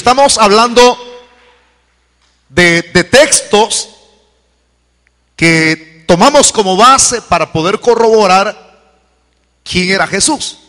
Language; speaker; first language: Spanish; native; Spanish